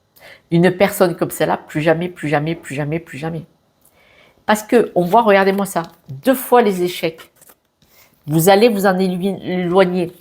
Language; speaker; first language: French; native; French